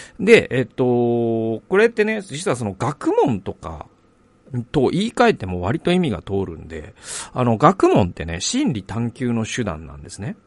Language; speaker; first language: Japanese; native; Japanese